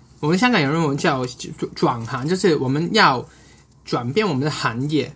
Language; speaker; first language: Chinese; non-native, local second language; Cantonese